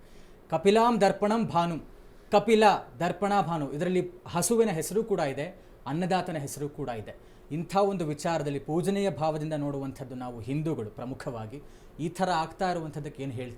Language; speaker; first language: Kannada; native; Kannada